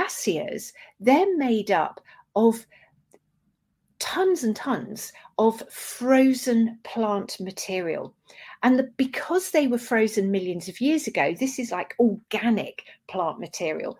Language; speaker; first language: English; native; English